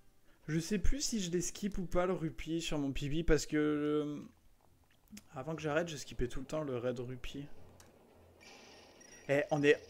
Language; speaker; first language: French; native; French